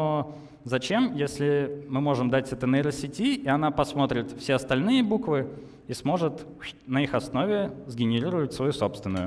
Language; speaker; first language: Russian; native; Russian